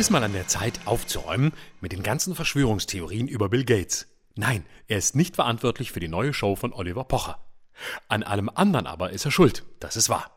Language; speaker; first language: German; native; German